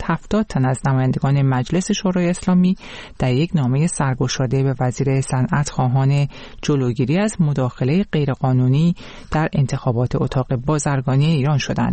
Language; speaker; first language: Persian; native; Persian